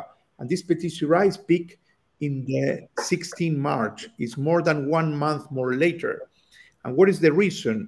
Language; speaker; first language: English; non-native, learner; Spanish